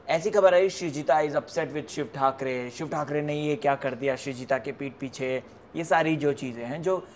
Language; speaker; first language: Hindi; native; Hindi